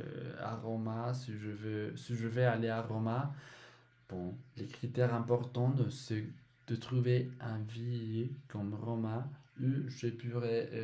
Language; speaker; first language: French; non-native, learner; Spanish